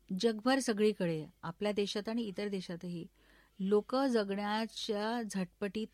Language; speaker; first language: Marathi; non-native, local second language; Bangla